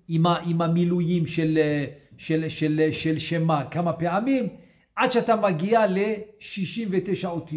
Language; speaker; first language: Hebrew; non-native, fluent; French